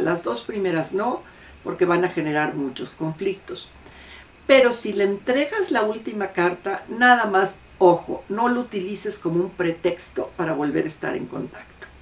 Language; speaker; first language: Spanish; native; Spanish